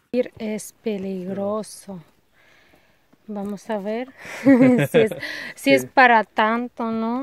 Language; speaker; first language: Spanish; non-native, learner; Russian